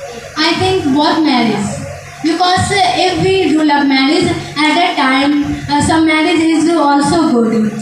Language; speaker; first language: English; non-native, learner; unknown